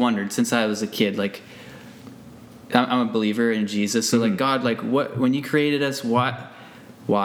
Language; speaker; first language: English; native; English